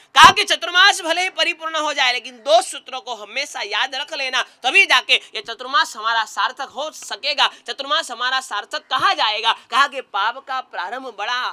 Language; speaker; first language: Hindi; non-native, local second language; Gujarati